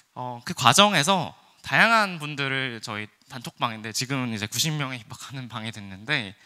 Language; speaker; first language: Korean; native; Korean